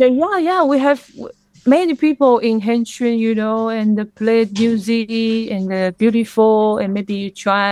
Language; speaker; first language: English; non-native, learner; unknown